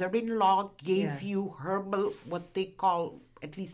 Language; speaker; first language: English; non-native, local second language; Gujarati